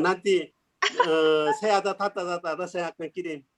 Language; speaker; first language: Indonesian; non-native, learner; Korean